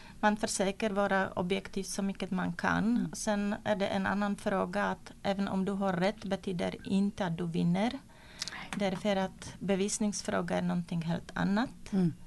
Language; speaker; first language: Swedish; non-native, fluent; Czech